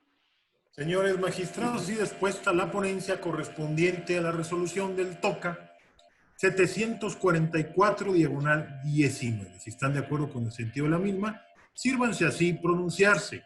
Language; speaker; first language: Spanish; native; Spanish